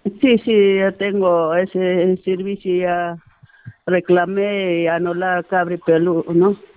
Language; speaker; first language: Spanish; non-native, local second language; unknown